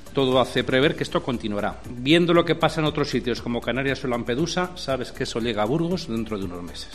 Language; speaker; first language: Spanish; native; Spanish